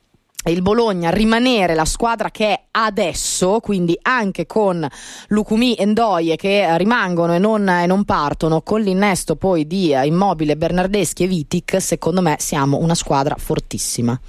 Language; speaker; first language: Italian; native; Italian